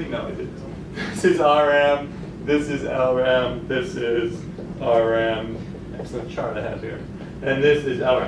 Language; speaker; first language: English; native; English